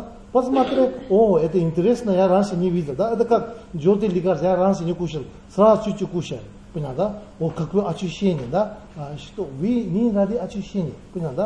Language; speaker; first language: Russian; non-native, learner; Tibetan